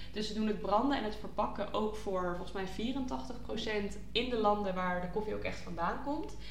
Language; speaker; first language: Dutch; native; Dutch